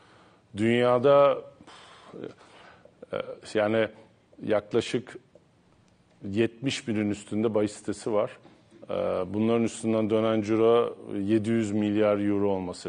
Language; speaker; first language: Turkish; native; Turkish